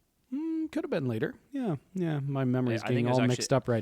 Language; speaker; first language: English; native; English